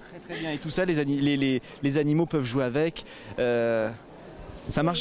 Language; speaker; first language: French; native; French